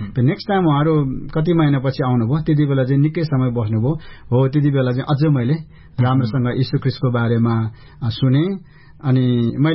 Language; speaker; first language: Nepali; non-native, local second language; Eastern Tamang